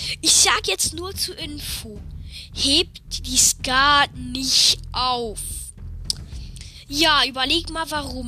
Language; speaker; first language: German; native; German